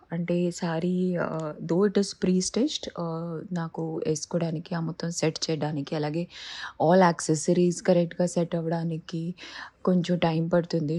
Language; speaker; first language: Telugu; non-native, fluent; Marathi